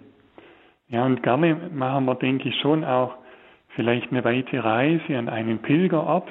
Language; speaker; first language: German; native; German